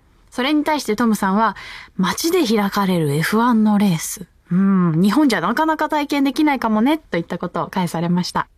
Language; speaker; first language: Japanese; native; Japanese